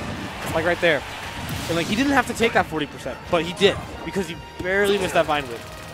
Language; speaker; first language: English; native; English